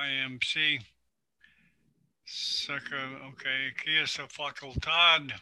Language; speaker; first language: Spanish; non-native, learner; English